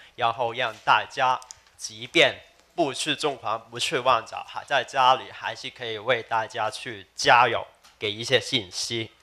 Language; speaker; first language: Chinese; non-native, local second language; Cantonese